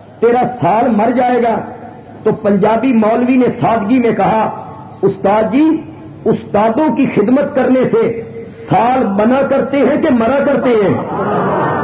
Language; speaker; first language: Urdu; non-native, local second language; Punjabi